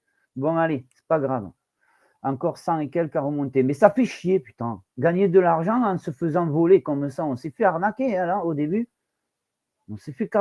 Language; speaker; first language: French; native; French